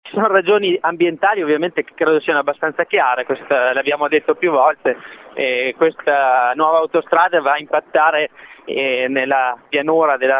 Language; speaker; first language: Italian; native; Italian